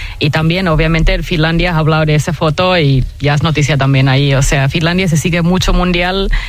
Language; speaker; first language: Spanish; non-native, fluent; Finnish